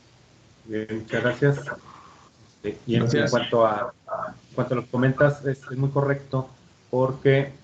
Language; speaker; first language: Spanish; native; Spanish